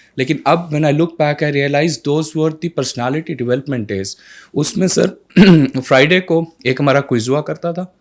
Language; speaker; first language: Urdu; non-native, local second language; Saraiki